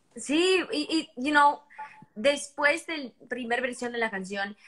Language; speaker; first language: Spanish; early bilingual, heritage; Spanish